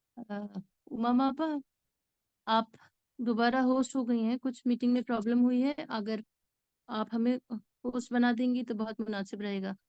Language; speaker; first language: Urdu; native; Urdu